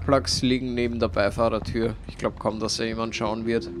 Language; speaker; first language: German; native; German